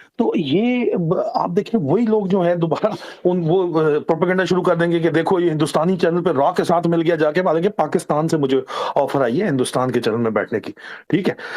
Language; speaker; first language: Urdu; non-native, local second language; Punjabi